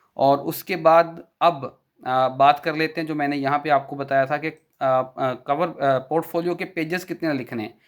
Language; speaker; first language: Urdu; non-native, local second language; Punjabi